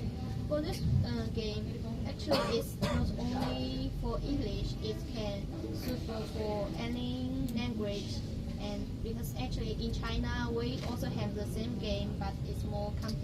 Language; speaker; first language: English; non-native, learner; Chinese